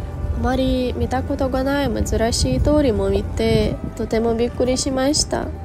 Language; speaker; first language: Japanese; non-native, fluent; Ukrainian